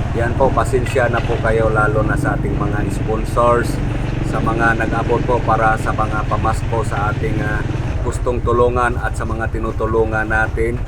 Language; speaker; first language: Filipino; non-native, local second language; Bikol